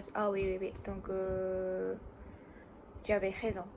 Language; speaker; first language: French; non-native, learner; Japanese